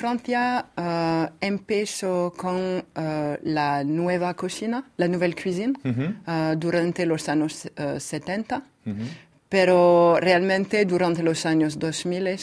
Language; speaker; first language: Spanish; non-native, fluent; French